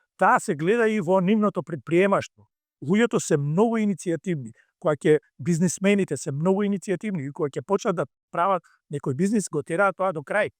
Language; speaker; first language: Macedonian; native; Macedonian